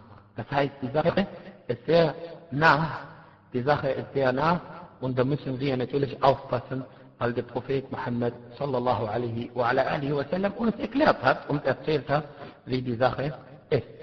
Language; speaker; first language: German; non-native, fluent; Arabic